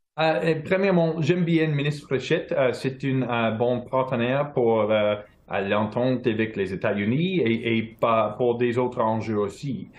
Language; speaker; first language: French; non-native, local second language; English